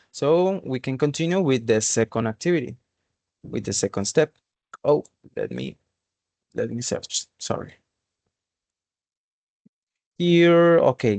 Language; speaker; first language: English; non-native, learner; Spanish